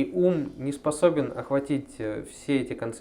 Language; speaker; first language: Russian; native; Russian